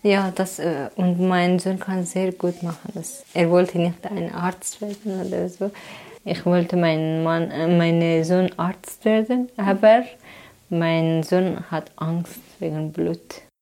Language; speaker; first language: German; non-native, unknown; Persian